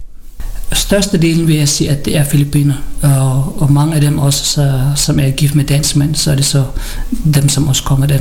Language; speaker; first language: Danish; non-native, learner; Filipino